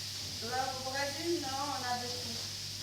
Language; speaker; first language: French; non-native, learner; Portuguese